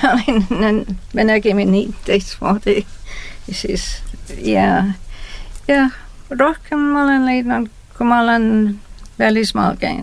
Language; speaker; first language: Estonian; early bilingual, heritage; Estonian